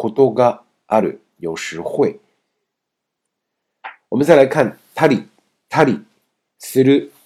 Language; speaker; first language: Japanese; non-native, fluent; Chinese